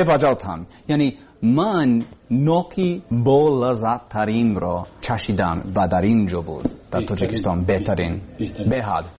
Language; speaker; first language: Persian; non-native, learner; English